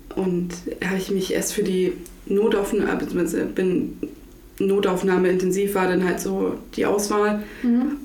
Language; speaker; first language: German; native; German